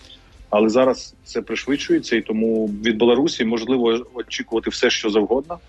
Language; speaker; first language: Ukrainian; native; Ukrainian